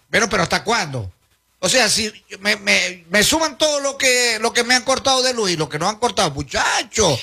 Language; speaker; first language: Spanish; native; Spanish